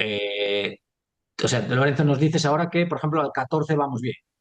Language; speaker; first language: Spanish; native; Spanish